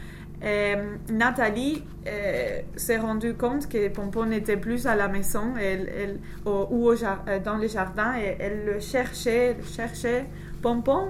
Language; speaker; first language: French; non-native, learner; English